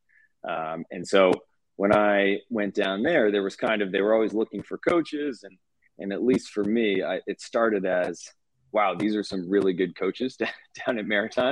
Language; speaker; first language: English; native; English